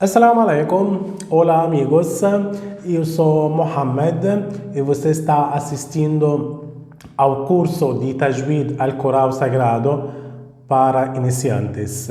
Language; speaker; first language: Portuguese; non-native, fluent; Arabic